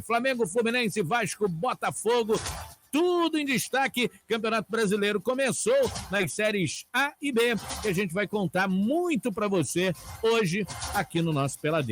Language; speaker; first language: Portuguese; native; Portuguese